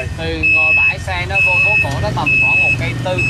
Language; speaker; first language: Vietnamese; native; Vietnamese